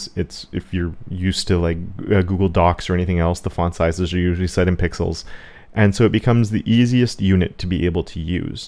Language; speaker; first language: English; native; English